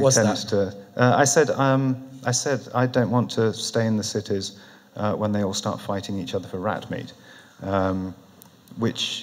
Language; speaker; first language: English; native; English